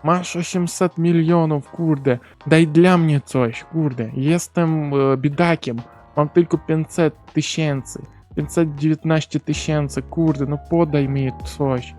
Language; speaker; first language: Polish; non-native, learner; Ukrainian